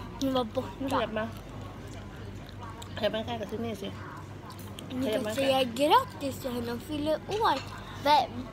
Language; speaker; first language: Swedish; early bilingual, other home language; Thai